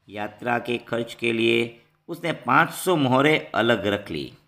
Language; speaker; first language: Hindi; non-native, local second language; Gujarati